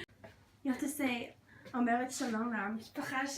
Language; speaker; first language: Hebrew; non-native, learner; English